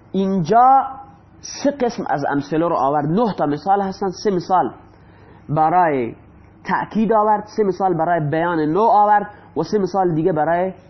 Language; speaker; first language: Persian; non-native, local second language; Baluchi